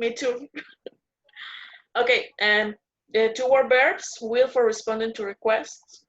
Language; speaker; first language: English; non-native, learner; Spanish